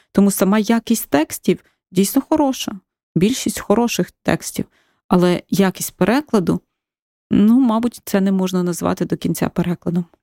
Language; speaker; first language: Ukrainian; native; Ukrainian